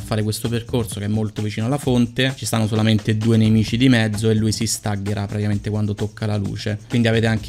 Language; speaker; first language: Italian; native; Italian